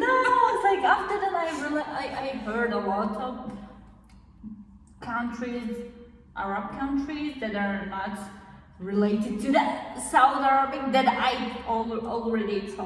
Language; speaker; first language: English; non-native, learner; Kazakh